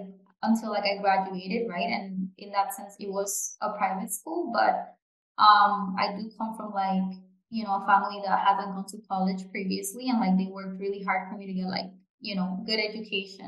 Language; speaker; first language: English; non-native, fluent; Japanese